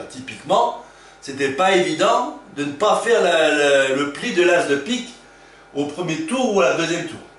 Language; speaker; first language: French; native; French